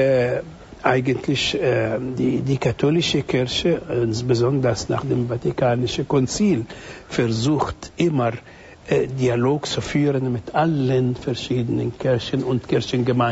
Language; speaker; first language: German; non-native, fluent; Arabic